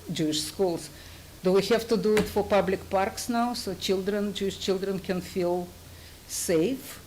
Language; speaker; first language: English; non-native, fluent; Russian